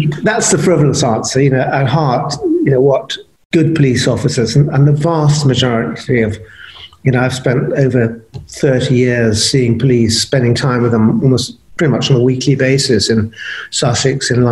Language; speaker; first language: English; native; English